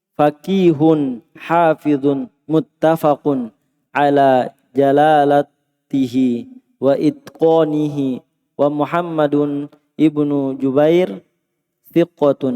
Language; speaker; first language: Arabic; non-native, learner; Indonesian